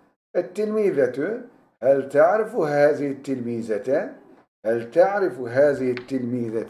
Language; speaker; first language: Arabic; non-native, fluent; Turkish